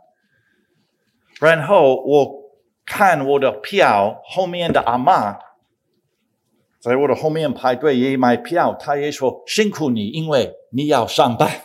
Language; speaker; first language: Chinese; non-native, fluent; English